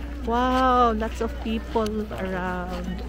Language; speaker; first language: English; non-native, local second language; Filipino